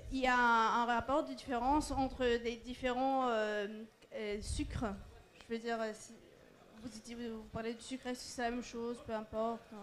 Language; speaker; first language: French; non-native, fluent; Greek